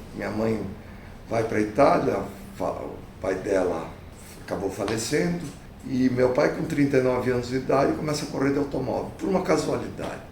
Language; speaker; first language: Portuguese; early bilingual, other home language; Italian